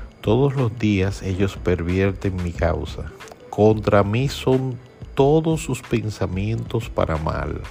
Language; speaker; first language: Spanish; native; Spanish